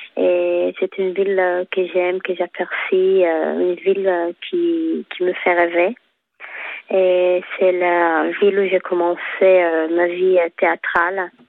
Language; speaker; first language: French; non-native, fluent; Hebrew